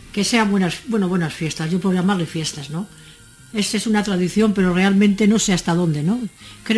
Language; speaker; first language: Spanish; native; Spanish